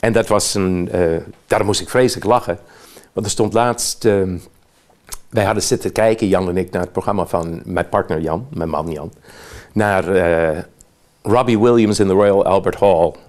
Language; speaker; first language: Dutch; early bilingual, heritage; Dutch